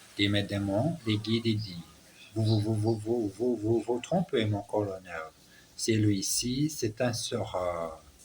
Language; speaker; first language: French; non-native, learner; Portuguese